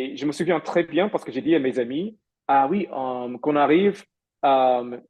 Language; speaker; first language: French; non-native, fluent; English